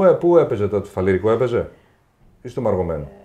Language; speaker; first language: Greek; native; Greek